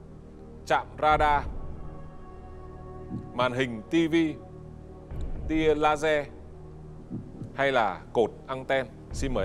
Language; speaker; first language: Vietnamese; native; Vietnamese